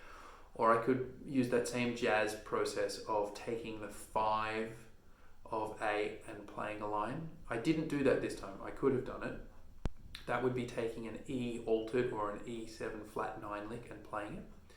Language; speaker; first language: English; native; English